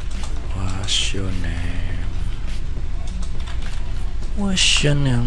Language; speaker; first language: English; non-native, learner; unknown